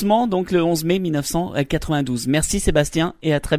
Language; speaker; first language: French; native; French